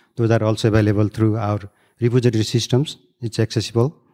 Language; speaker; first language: English; non-native, local second language; Nepali